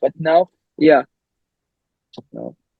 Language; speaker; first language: English; non-native, learner; Arabic